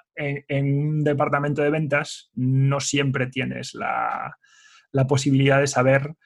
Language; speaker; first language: Spanish; native; Spanish